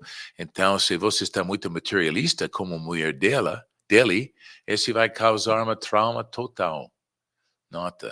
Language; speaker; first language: Portuguese; non-native, fluent; English